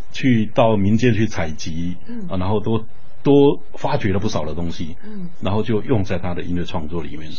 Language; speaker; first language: Chinese; native; Chinese